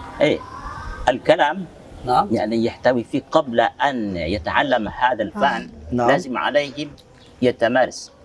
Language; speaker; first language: Arabic; non-native, fluent; Indonesian